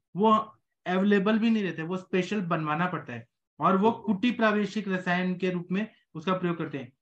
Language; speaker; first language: Hindi; native; Hindi